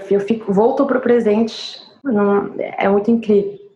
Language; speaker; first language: Portuguese; non-native, fluent; French